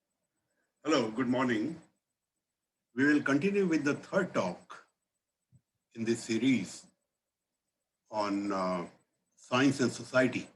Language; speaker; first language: English; non-native, local second language; Hindi